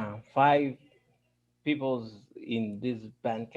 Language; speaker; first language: English; non-native, learner; Spanish